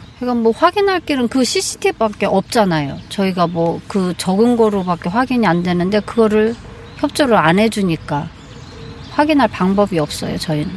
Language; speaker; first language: Korean; native; Korean